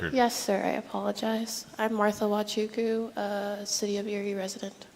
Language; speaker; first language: English; native; English